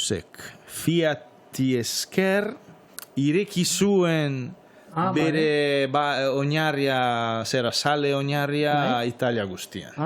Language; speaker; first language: Basque; non-native, fluent; Italian